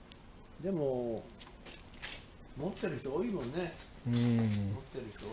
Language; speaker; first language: Japanese; native; Japanese